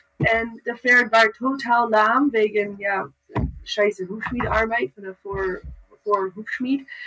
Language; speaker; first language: German; non-native, learner; English